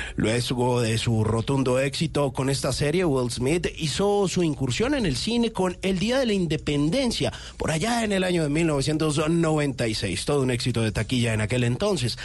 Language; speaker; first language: Spanish; native; Spanish